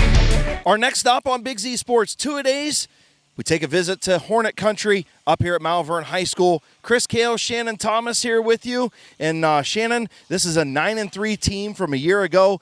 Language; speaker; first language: English; native; English